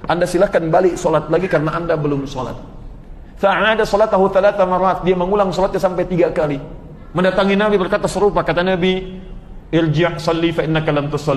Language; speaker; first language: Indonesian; native; Indonesian